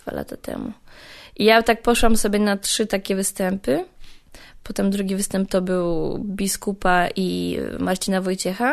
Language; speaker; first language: Polish; native; Polish